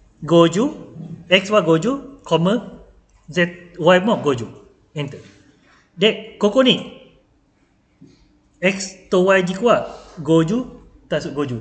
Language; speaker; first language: Japanese; non-native, fluent; Malay